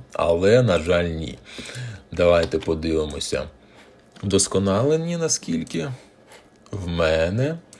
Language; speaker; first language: Ukrainian; non-native, local second language; Russian